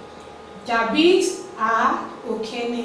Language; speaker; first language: French; non-native, fluent; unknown